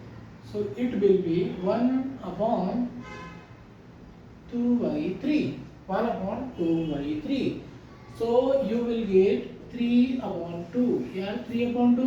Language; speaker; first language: English; non-native, local second language; Hindi